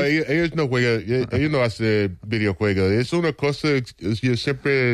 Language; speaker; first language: Spanish; non-native, fluent; English